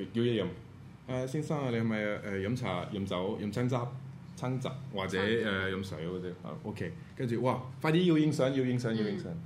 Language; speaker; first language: Cantonese; non-native, fluent; French